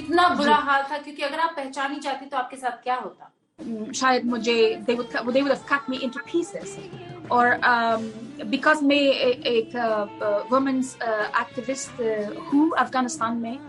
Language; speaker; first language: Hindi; non-native, fluent; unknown